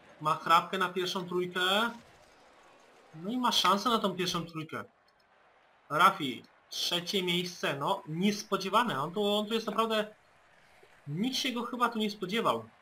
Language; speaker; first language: Polish; native; Polish